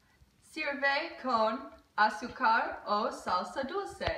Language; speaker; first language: Spanish; non-native, learner; English